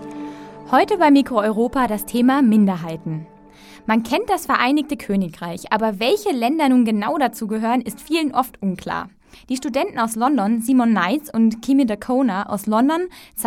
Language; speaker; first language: German; native; German